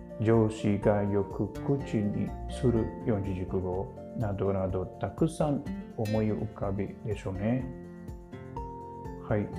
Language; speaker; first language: Japanese; non-native, learner; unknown